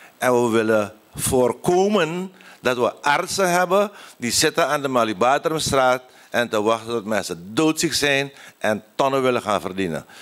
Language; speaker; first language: Dutch; native; Dutch